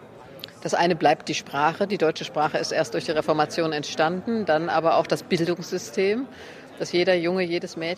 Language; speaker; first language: German; native; German